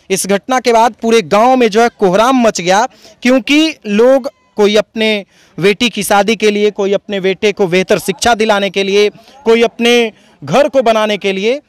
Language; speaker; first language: Hindi; native; Hindi